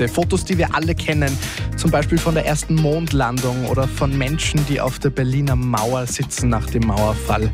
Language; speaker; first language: German; native; German